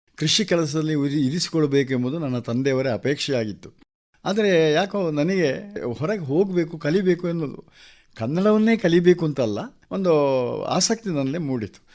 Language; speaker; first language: Kannada; native; Kannada